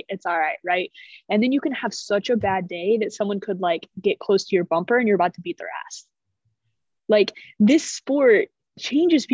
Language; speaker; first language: English; native; English